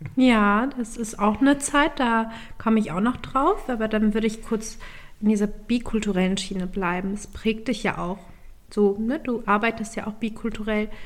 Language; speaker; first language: German; early bilingual, other home language; Turkish